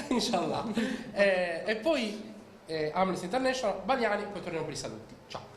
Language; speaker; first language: Italian; native; Italian